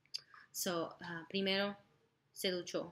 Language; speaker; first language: Spanish; non-native, fluent; English